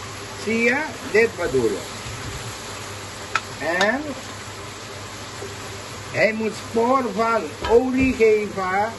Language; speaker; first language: Dutch; non-native, local second language; Caribbean Hindustani